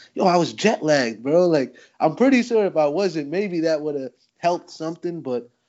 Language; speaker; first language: English; native; English